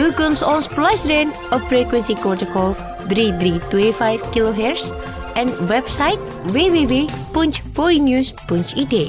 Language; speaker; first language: Dutch; non-native, fluent; Indonesian